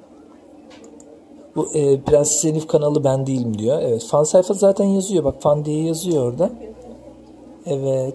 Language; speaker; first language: Turkish; native; Turkish